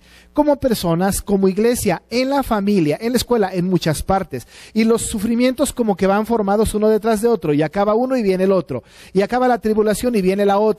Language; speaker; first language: Spanish; native; Spanish